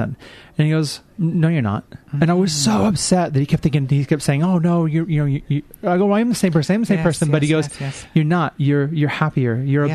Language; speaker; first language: English; native; English